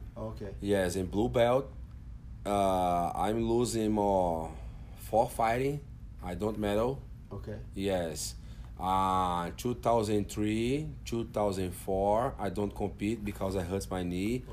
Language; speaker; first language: English; non-native, learner; Portuguese